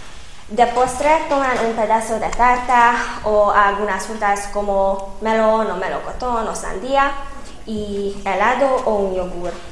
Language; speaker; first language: Spanish; non-native, fluent; Hungarian